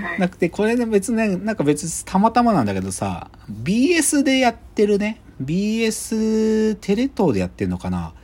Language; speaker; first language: Japanese; native; Japanese